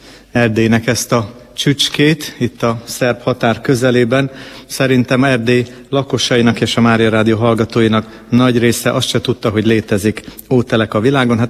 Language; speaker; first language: Hungarian; native; Hungarian